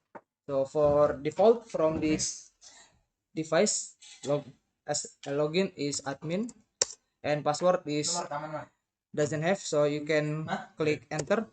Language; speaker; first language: English; non-native, learner; Indonesian